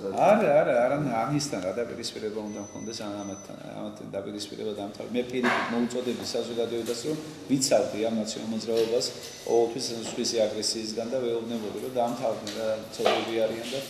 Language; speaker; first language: Georgian; native; Georgian